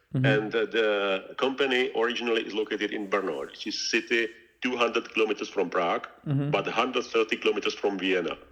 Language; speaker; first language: English; non-native, learner; Czech